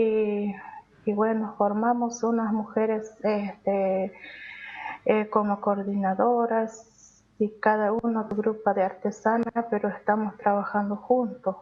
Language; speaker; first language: Spanish; non-native, local second language; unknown